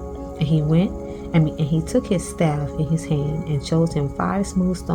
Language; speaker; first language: English; native; English